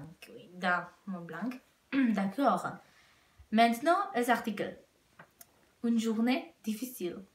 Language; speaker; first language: French; non-native, learner; Czech